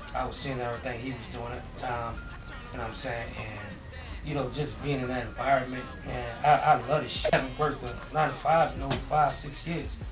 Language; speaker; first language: English; native; English